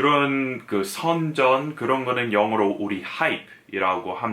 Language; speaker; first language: Korean; non-native, fluent; English